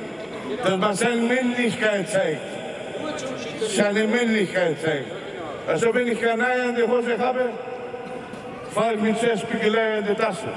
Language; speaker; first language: German; non-native, fluent; Greek